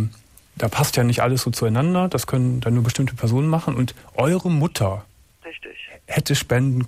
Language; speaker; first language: German; native; German